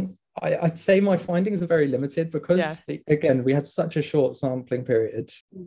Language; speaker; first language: English; native; English